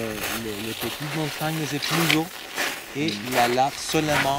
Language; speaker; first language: French; non-native, learner; Spanish